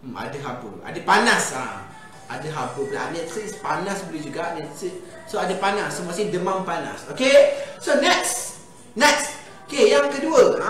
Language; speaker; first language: Malay; native; Malay